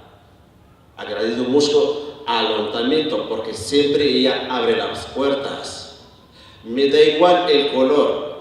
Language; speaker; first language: Spanish; non-native, learner; Arabic